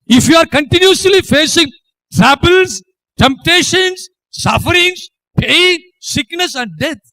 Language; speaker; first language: English; non-native, local second language; Tamil